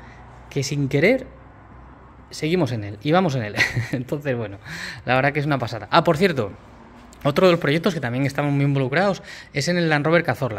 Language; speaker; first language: Spanish; native; Spanish